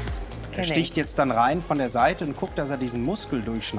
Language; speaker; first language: German; native; German